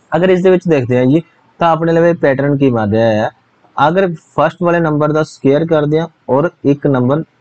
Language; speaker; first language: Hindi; non-native, local second language; Punjabi